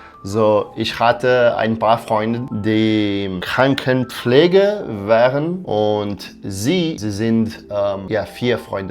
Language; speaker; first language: German; non-native, learner; Portuguese